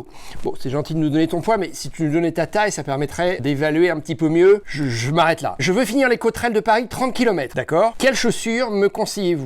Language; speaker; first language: French; native; French